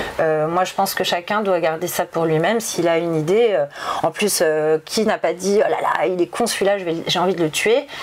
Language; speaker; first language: French; native; French